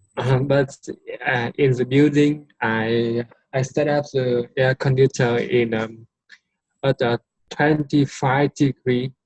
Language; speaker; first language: English; non-native, learner; Vietnamese